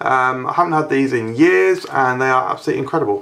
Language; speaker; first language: English; native; English